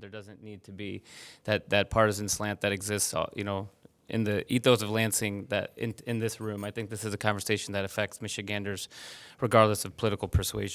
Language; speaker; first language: English; early bilingual, other home language; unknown